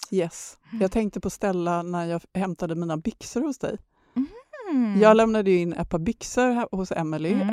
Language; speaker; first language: Swedish; native; Swedish